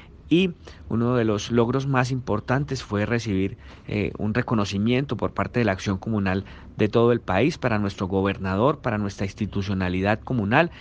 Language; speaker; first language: Spanish; native; Spanish